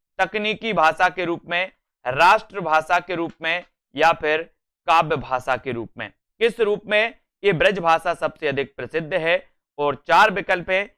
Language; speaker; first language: Hindi; native; Hindi